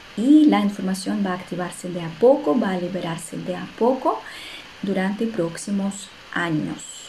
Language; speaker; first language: Spanish; non-native, fluent; Russian